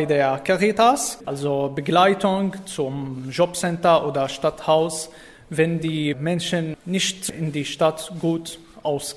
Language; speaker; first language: German; non-native, learner; Arabic